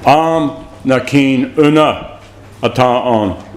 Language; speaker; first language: Irish; non-native, local second language; English